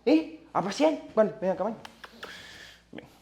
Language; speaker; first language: Spanish; native; Spanish